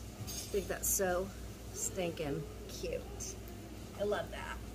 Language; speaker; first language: English; native; English